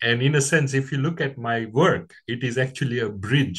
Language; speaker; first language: English; non-native, local second language; Gujarati